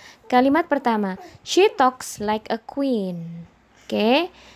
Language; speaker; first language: English; non-native, fluent; Indonesian